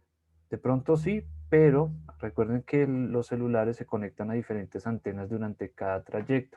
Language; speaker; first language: Spanish; native; Spanish